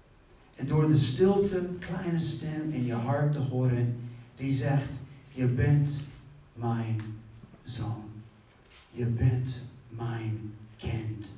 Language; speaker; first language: Dutch; non-native, fluent; English